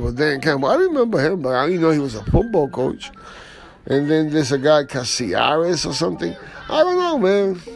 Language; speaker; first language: English; early bilingual, other home language; Spanish